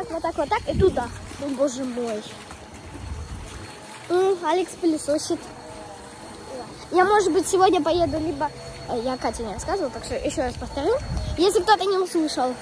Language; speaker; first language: Russian; early bilingual, heritage; Russian